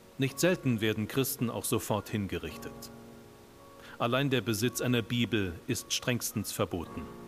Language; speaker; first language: German; native; German